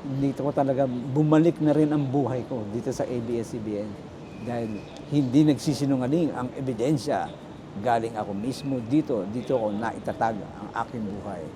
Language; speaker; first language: Filipino; native; Filipino